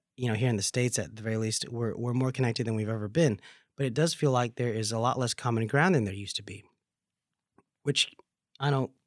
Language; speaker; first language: English; native; English